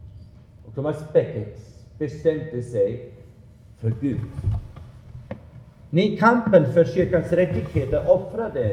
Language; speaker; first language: Swedish; non-native, fluent; German